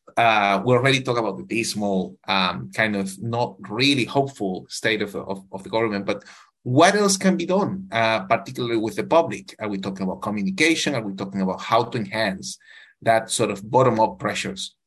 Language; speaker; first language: English; non-native, fluent; Spanish